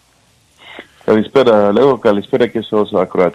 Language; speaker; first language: Greek; early bilingual, heritage; Greek